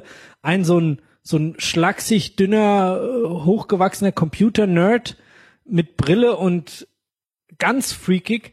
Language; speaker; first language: German; native; German